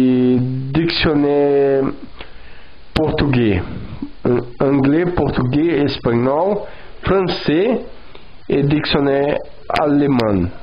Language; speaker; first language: French; non-native, learner; Portuguese